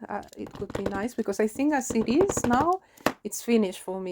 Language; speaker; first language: English; non-native, fluent; Spanish